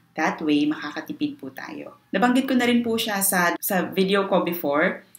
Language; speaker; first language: Filipino; native; Filipino